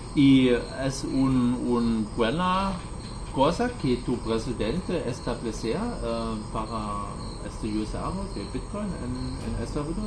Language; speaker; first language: Spanish; non-native, learner; German